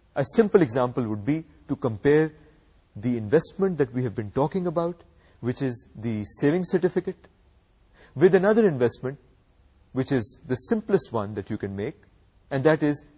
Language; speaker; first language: English; non-native, local second language; Urdu